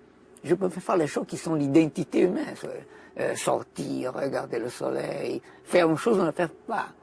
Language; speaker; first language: French; non-native, fluent; Italian